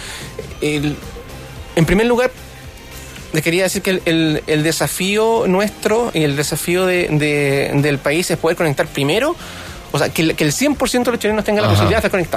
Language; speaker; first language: Spanish; native; Spanish